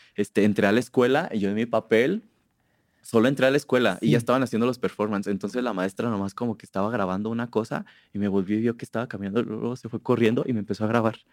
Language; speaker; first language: Spanish; native; Spanish